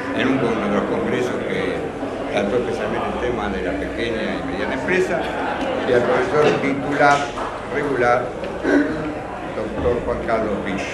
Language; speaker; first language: Spanish; native; Spanish